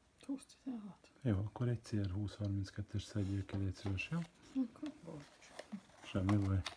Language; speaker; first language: Hungarian; native; Hungarian